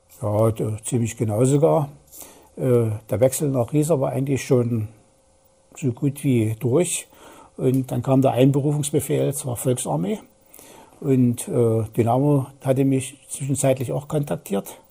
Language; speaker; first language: German; native; German